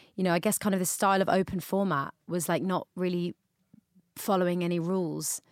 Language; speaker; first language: English; native; English